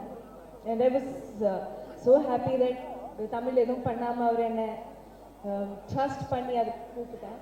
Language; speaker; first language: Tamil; non-native, learner; Malayalam